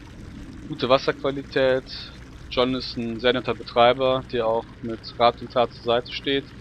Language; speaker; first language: German; native; German